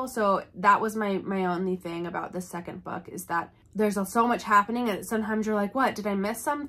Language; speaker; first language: English; native; English